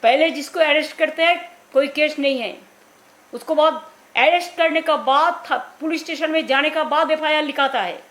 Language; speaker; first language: Hindi; non-native, local second language; Bangla